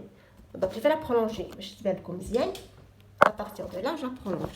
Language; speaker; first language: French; non-native, local second language; Arabic